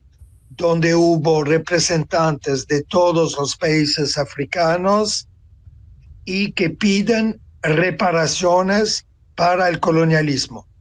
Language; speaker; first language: Spanish; non-native, fluent; Italian